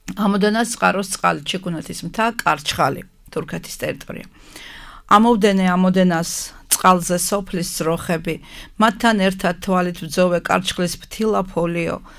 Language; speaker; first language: Georgian; native; Georgian